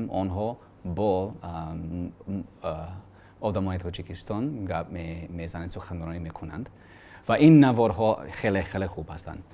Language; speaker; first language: Persian; non-native, learner; English